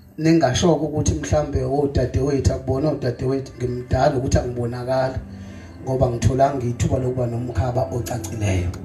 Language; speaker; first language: Zulu; native; Zulu